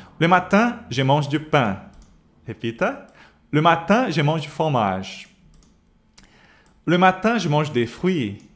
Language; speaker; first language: French; non-native, fluent; Portuguese